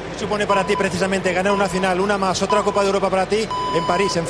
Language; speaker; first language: Spanish; native; Spanish